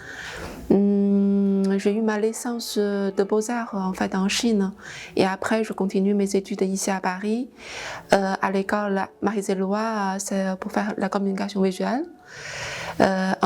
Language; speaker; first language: French; non-native, fluent; Chinese